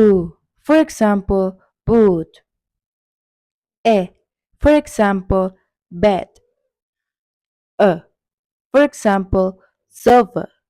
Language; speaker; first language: English; non-native, learner; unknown